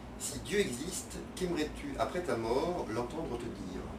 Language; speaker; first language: French; native; French